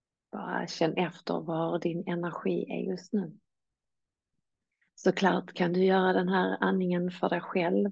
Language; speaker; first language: Swedish; native; Swedish